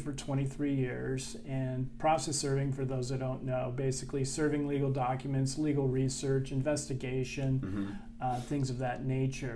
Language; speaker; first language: English; native; English